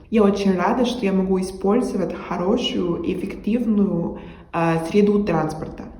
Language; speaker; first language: Russian; non-native, learner; Spanish